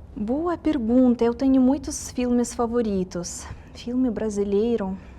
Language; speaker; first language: Portuguese; non-native, fluent; Russian